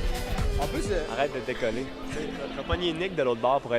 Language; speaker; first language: French; native; French